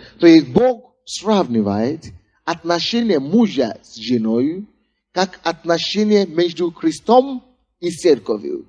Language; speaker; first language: Russian; non-native, fluent; Yoruba